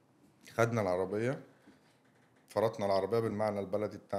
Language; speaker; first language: Arabic; native; Arabic